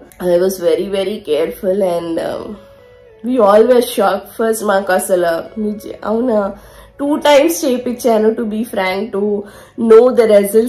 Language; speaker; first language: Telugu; native; Telugu